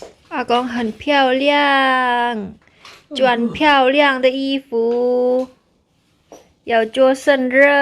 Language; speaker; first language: Chinese; non-native, learner; Indonesian